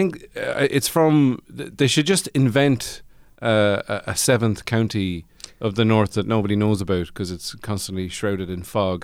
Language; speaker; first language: English; native; English